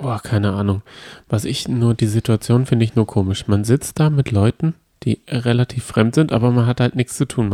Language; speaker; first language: German; native; German